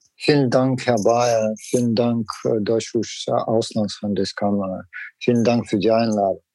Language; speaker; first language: German; non-native, learner; Russian